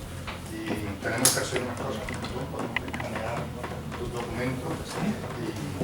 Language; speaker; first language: Spanish; native; Spanish